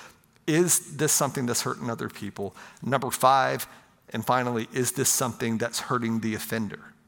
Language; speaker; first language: English; native; English